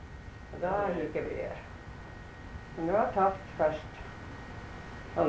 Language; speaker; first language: Norwegian; early bilingual, heritage; Norwegian